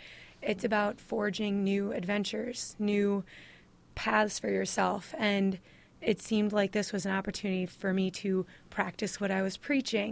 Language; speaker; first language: English; native; English